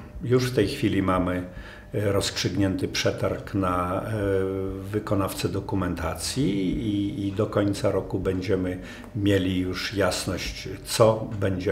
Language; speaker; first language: Polish; native; Polish